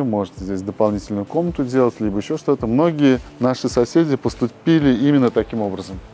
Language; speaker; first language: Russian; native; Russian